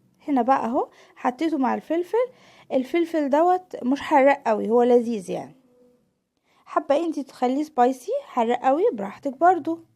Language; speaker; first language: Arabic; native; Arabic